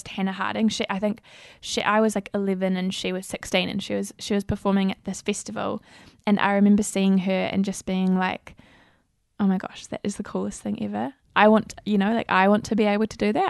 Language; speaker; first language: English; native; English